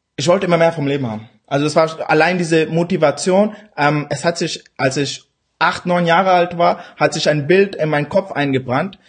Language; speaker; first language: German; early bilingual, other home language; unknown